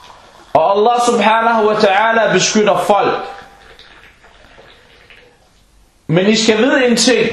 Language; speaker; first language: Danish; non-native, local second language; Arabic